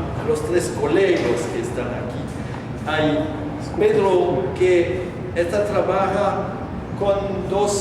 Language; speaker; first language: Spanish; non-native, learner; French